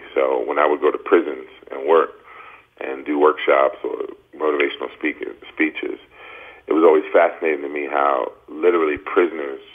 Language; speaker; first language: English; native; English